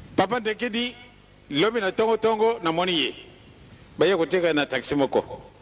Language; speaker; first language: Lingala; non-native, local second language; Kituba (Democratic Republic of Congo)